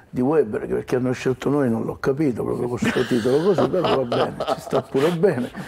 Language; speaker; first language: Italian; native; Italian